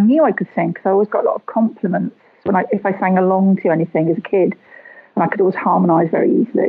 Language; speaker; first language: English; native; English